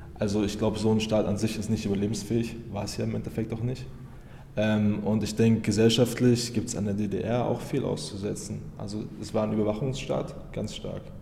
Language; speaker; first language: German; native; German